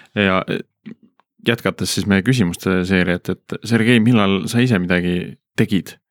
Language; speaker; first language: Estonian; native; Estonian